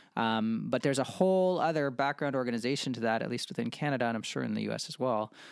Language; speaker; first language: English; native; English